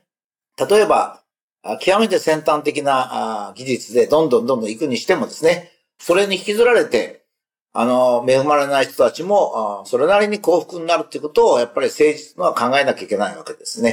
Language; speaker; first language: Japanese; native; Japanese